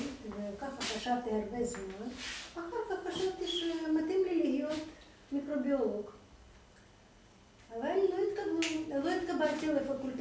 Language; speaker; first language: Hebrew; non-native, fluent; Russian